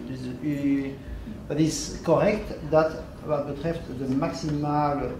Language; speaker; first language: Dutch; non-native, fluent; French